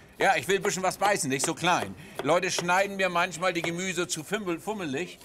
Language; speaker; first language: German; native; German